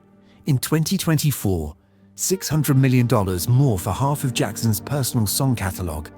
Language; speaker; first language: English; native; English